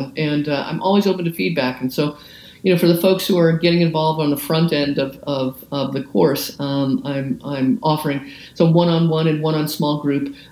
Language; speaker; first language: English; native; English